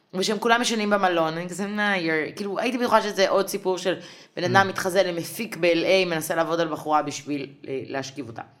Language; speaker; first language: Hebrew; native; Hebrew